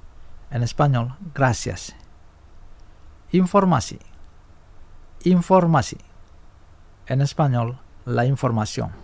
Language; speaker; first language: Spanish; non-native, fluent; Indonesian